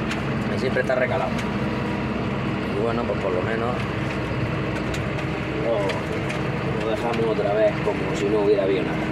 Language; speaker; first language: Spanish; native; Spanish